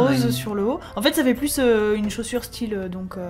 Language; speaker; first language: French; native; French